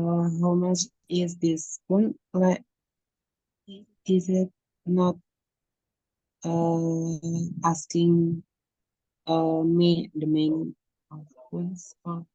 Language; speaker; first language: English; non-native, learner; Indonesian